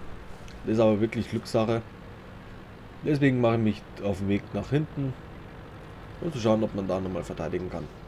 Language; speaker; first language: German; native; German